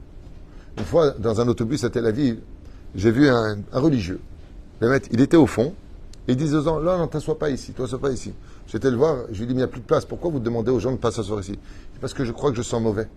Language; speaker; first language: French; native; French